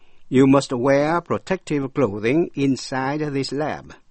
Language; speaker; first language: English; non-native, fluent; Vietnamese